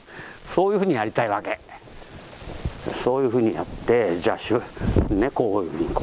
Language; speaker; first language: Japanese; native; Japanese